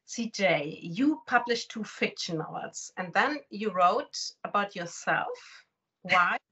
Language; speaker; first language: English; non-native, fluent; German